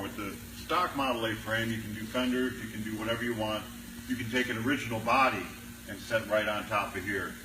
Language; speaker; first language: English; native; English